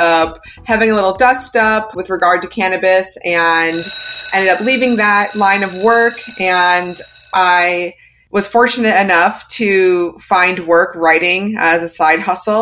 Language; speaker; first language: English; native; English